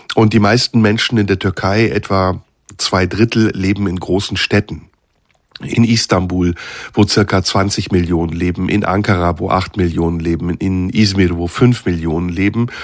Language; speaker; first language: German; early bilingual, other home language; Turkish